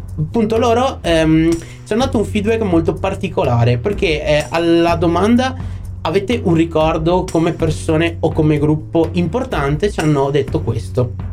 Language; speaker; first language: Italian; native; Italian